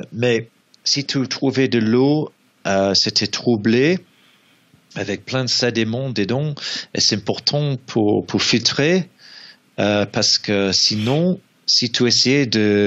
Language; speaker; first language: French; non-native, learner; English